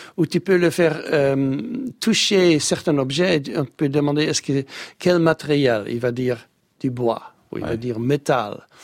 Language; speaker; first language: French; non-native, fluent; Dutch